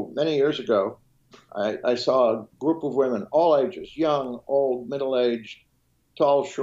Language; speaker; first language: English; non-native, fluent; French